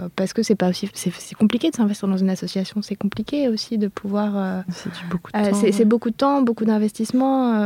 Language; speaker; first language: French; native; French